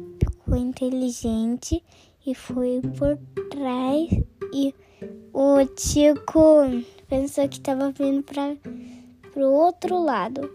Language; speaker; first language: Portuguese; early bilingual, heritage; Portuguese